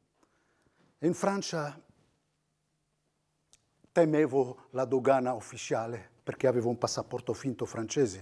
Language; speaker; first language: Italian; non-native, fluent; Riffian